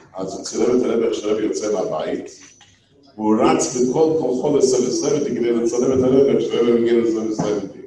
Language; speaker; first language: Hebrew; non-native, fluent; English